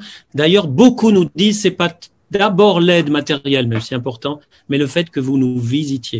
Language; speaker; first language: French; native; French